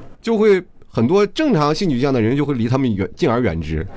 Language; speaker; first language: Chinese; native; Chinese